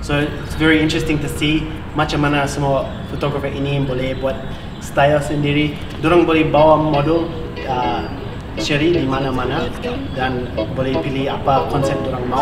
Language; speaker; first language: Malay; non-native, fluent; English